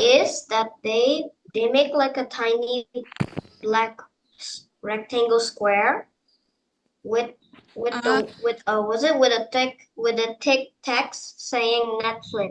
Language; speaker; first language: English; non-native, fluent; Indonesian